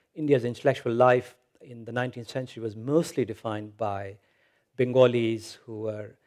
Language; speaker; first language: English; non-native, local second language; Hindi